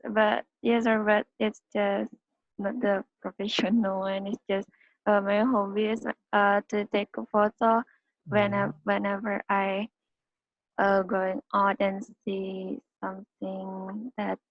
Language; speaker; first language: English; non-native, learner; Indonesian